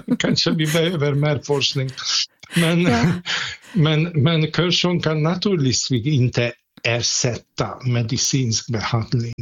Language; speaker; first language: Swedish; non-native, fluent; Hungarian